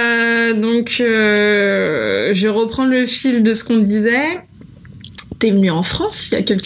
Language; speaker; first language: French; native; French